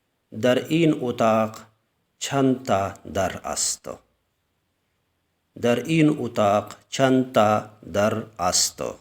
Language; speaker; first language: Persian; non-native, fluent; Urdu